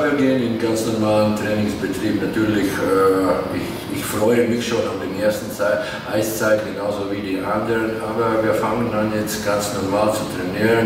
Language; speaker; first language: German; non-native, fluent; Latvian